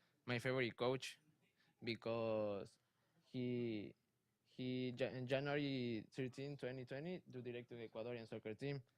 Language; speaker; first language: English; non-native, learner; Spanish